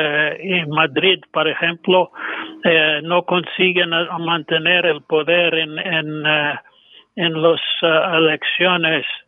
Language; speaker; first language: Spanish; non-native, fluent; English